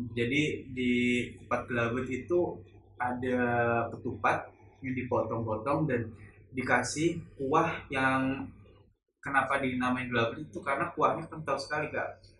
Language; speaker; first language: Indonesian; non-native, local second language; Javanese